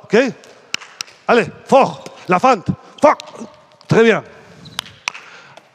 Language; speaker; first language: French; non-native, fluent; Spanish